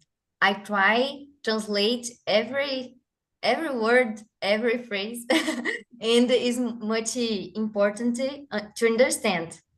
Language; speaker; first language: English; non-native, learner; Portuguese